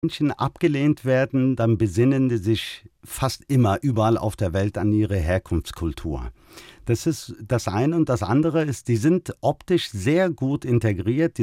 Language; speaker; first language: German; early bilingual, other home language; Turkish